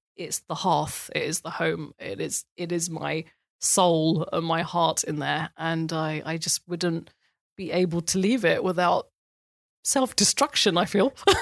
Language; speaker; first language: English; native; English